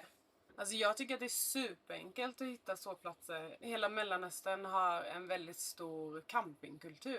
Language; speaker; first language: Swedish; native; Swedish